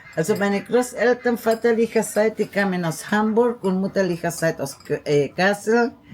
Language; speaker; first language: German; early bilingual, heritage; German